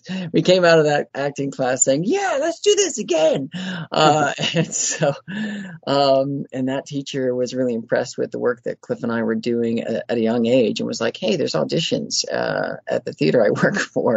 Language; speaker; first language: English; native; English